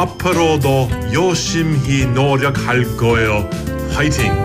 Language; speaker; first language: Korean; non-native, learner; English